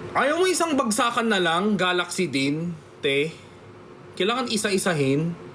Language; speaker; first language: Filipino; native; Filipino